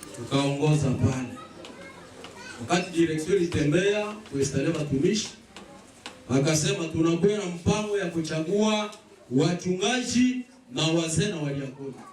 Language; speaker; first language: Swahili; native; Swahili